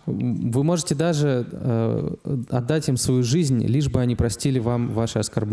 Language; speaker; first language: Russian; native; Russian